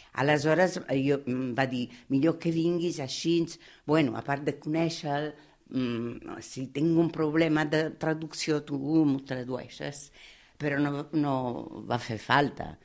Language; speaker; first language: Catalan; non-native, fluent; Italian